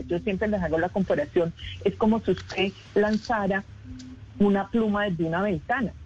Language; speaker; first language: Spanish; native; Spanish